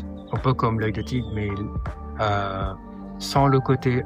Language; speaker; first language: French; non-native, local second language; Wolof